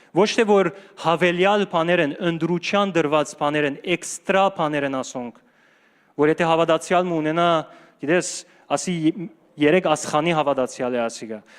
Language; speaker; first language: Armenian; early bilingual, heritage; Armenian